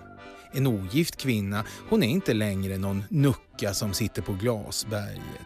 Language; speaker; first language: Swedish; native; Swedish